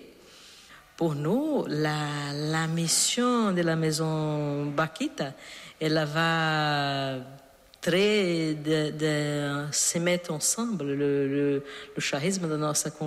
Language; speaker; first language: French; non-native, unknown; Portuguese